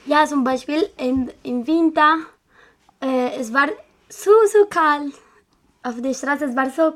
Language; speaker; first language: German; non-native, learner; Spanish